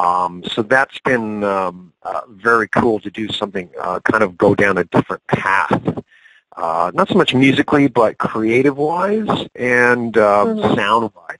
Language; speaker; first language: English; native; English